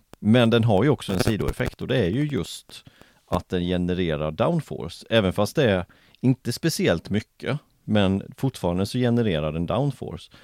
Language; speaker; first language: Swedish; native; Swedish